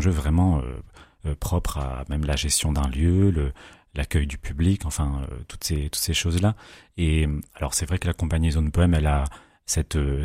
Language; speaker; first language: French; native; French